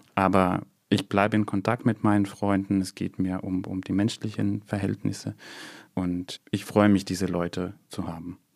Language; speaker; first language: German; non-native, fluent; Russian